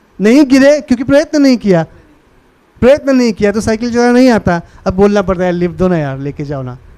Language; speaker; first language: Hindi; non-native, local second language; Marathi